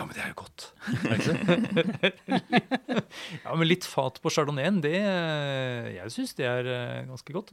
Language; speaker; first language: Norwegian; native; Norwegian